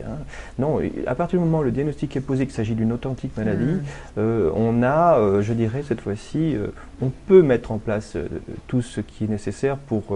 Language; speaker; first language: French; native; French